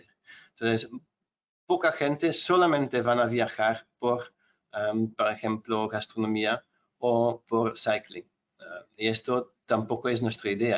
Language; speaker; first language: Spanish; non-native, fluent; Dutch